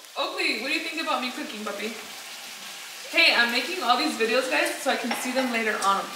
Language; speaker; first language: English; early bilingual, other home language; Spanish